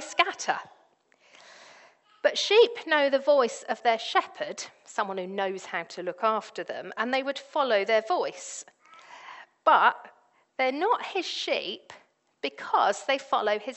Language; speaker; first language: English; native; English